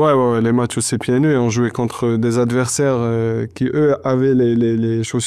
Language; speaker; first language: French; non-native, local second language; Arabic